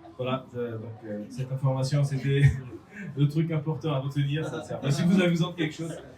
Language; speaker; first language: French; non-native, fluent; Portuguese